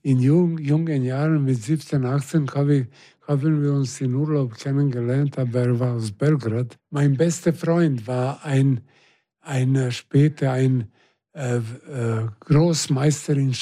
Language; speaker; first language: German; non-native, fluent; Serbian